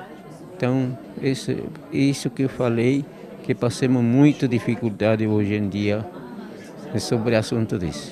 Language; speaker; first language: Portuguese; non-native, local second language; Guarani